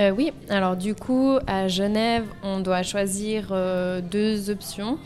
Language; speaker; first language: French; native; French